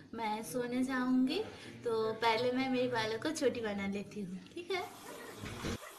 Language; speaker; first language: Hindi; non-native, local second language; Bangla